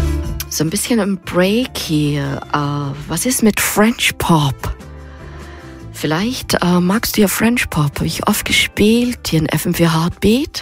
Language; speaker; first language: German; native; German